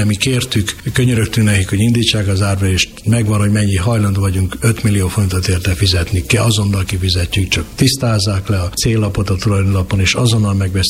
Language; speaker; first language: Hungarian; native; Hungarian